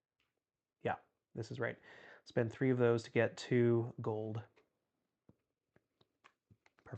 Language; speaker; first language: English; native; English